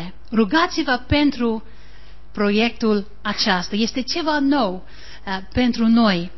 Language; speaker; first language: Romanian; non-native, learner; English